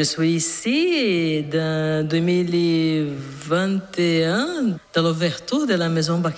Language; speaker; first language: French; non-native, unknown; Portuguese